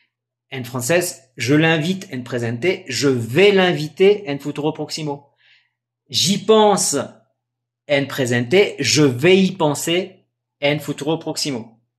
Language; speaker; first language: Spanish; non-native, fluent; French